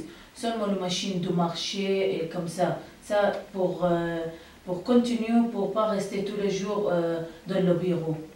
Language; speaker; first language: French; non-native, learner; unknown